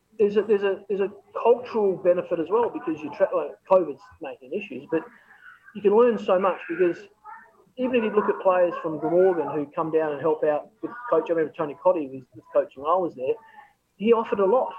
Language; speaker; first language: English; native; English